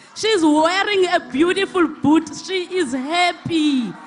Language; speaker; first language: English; non-native, local second language; Xhosa